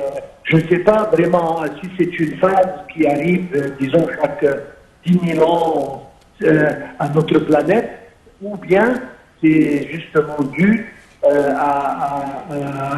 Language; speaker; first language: French; non-native, fluent; Arabic